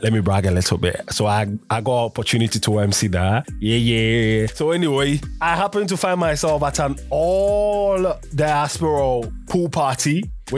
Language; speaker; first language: English; non-native, local second language; Akan